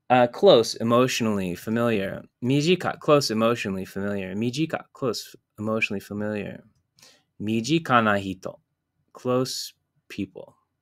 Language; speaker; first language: English; native; English